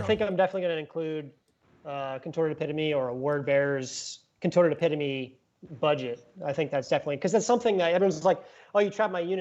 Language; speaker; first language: English; native; English